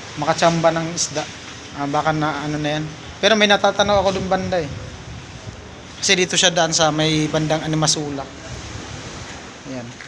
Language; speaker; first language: Filipino; native; Filipino